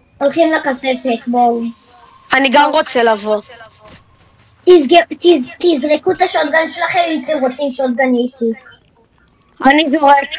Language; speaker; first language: Hebrew; native; Hebrew